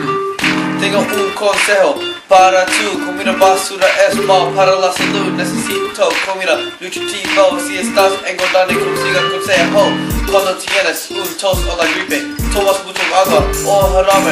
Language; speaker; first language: Spanish; non-native, learner; English